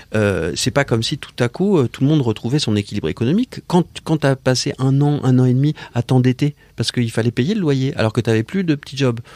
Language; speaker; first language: French; native; French